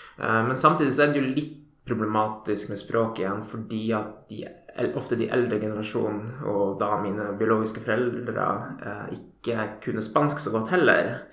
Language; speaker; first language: Norwegian; native; Norwegian